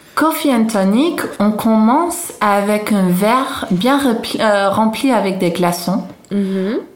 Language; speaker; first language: French; non-native, fluent; Dutch